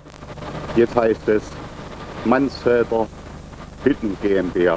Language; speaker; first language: German; native; German